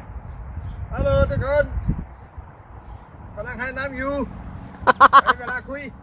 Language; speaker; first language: Thai; non-native, learner; German